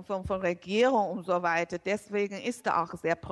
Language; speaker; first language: German; non-native, learner; Chinese